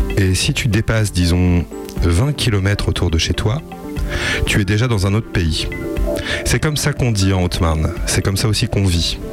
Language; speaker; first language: French; native; French